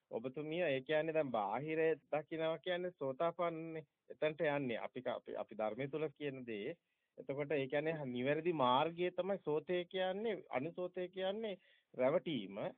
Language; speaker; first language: Sinhala; native; Sinhala